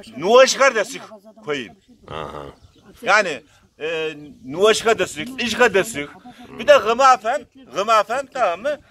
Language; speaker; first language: Turkish; non-native, local second language; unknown